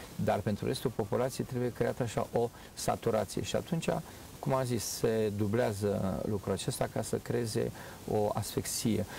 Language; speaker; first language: Romanian; native; Romanian